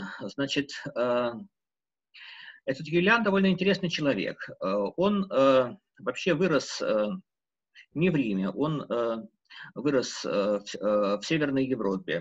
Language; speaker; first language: Russian; native; Russian